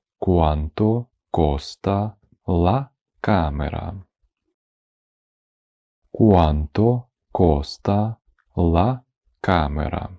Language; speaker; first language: Italian; non-native, fluent; Ukrainian